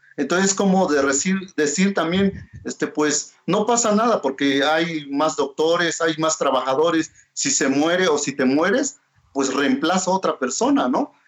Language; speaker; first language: Spanish; non-native, local second language; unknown